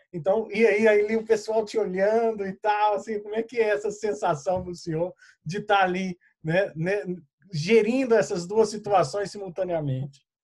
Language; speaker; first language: Portuguese; native; Portuguese